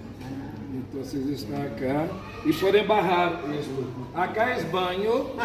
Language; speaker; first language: Spanish; non-native, learner; Portuguese